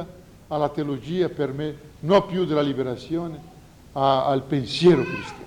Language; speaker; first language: Italian; non-native, fluent; Portuguese